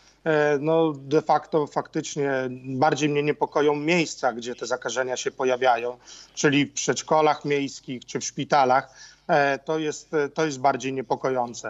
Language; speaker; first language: Polish; native; Polish